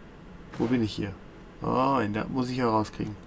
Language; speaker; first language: German; native; German